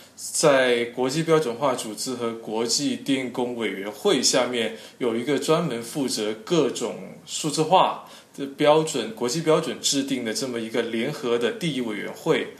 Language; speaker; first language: Chinese; non-native, local second language; Cantonese